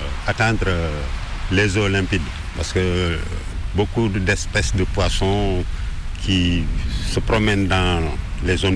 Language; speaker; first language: French; non-native, local second language; Wolof